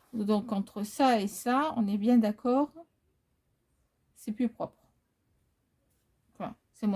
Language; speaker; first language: French; native; French